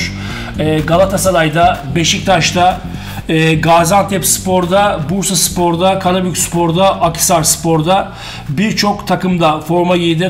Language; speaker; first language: Turkish; native; Turkish